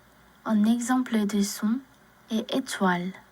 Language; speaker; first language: French; non-native, learner; Korean